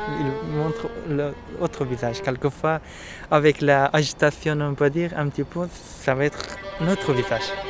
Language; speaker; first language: French; non-native, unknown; Persian